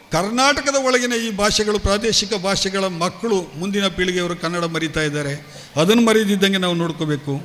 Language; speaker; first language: Kannada; non-native, local second language; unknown